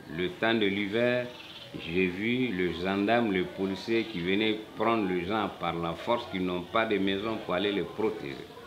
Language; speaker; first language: French; non-native, local second language; Bambara